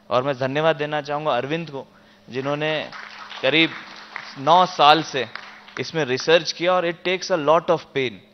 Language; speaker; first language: Hindi; native; Hindi